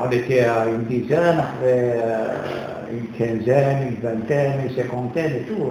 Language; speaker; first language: French; non-native, local second language; Kabyle